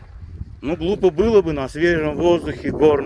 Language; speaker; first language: Russian; native; Russian